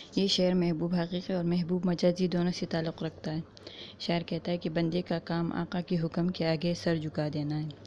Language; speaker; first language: Urdu; non-native, local second language; Pashto